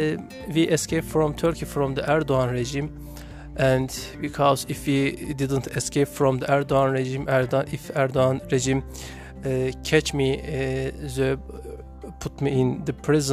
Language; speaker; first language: English; non-native, learner; Turkish